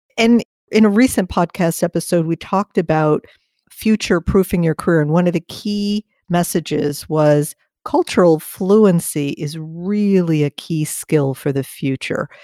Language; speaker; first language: English; native; English